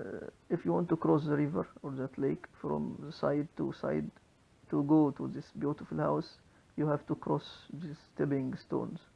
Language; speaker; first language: English; non-native, local second language; Arabic